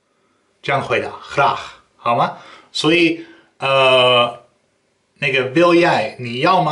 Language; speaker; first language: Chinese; non-native, fluent; Dutch